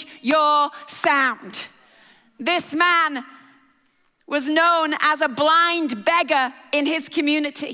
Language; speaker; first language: English; native; English